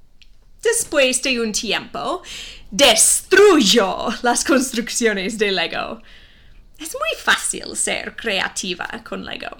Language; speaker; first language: Spanish; non-native, fluent; English